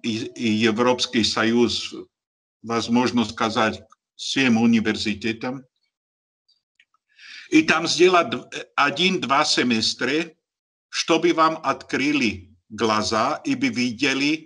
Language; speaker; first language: Russian; non-native, learner; Slovak